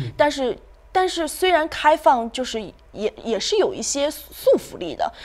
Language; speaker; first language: Chinese; native; Chinese